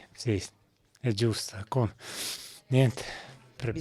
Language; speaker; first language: Italian; non-native, learner; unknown